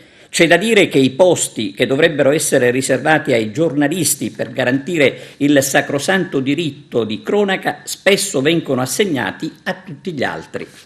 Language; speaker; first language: Italian; native; Italian